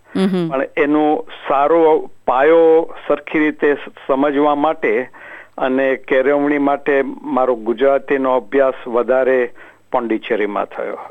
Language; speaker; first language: Gujarati; early bilingual, heritage; Gujarati